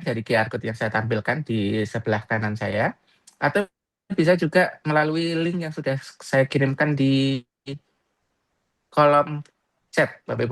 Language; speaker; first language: Indonesian; native; Indonesian